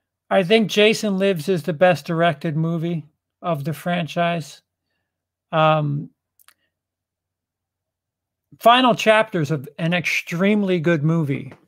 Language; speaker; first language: English; native; English